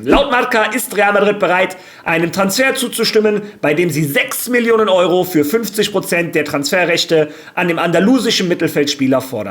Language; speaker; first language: German; native; German